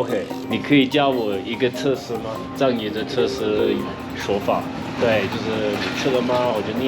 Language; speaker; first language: Chinese; non-native, fluent; English